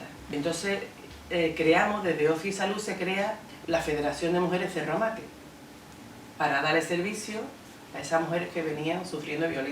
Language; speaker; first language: Spanish; native; Spanish